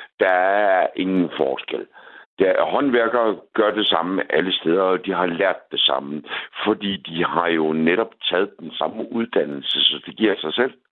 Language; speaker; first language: Danish; native; Danish